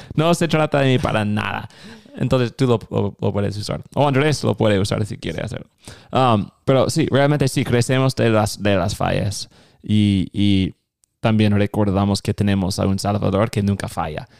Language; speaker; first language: Spanish; non-native, fluent; English